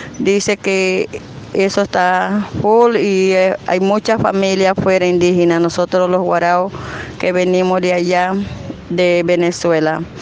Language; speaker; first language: Spanish; non-native, local second language; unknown